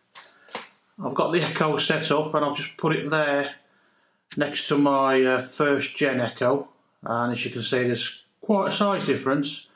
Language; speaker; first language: English; native; English